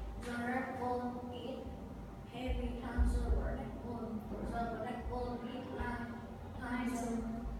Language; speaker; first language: English; non-native, learner; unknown